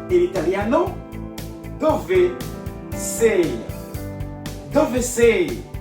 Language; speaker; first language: Italian; non-native, learner; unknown